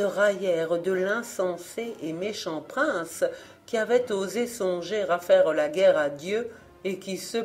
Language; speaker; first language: French; native; French